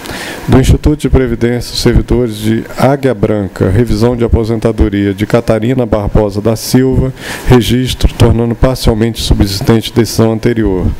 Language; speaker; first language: Portuguese; native; Portuguese